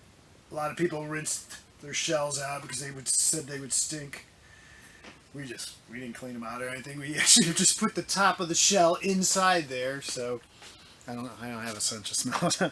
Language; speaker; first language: English; native; English